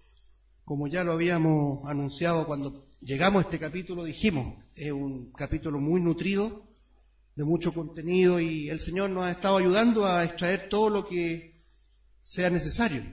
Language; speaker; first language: Spanish; native; Spanish